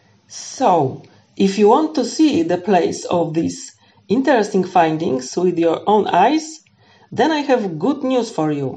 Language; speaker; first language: English; non-native, fluent; Polish